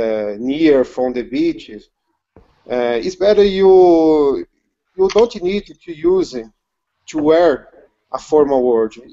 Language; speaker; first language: English; non-native, learner; Portuguese